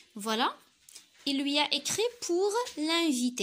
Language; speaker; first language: French; non-native, local second language; Arabic